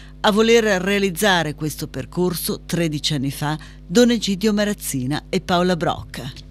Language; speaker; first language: Italian; native; Italian